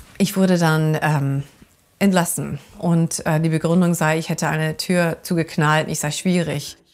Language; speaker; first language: German; non-native, fluent; English